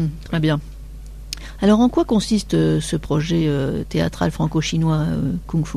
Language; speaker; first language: French; native; French